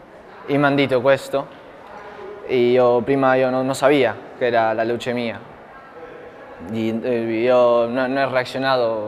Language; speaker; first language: Italian; non-native, learner; Spanish